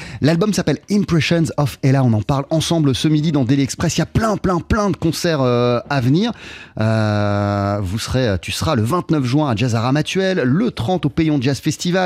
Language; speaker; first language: French; native; French